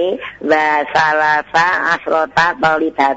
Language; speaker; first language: Arabic; non-native, learner; Indonesian